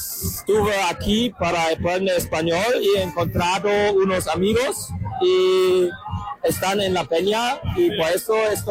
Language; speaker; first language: Spanish; non-native, learner; German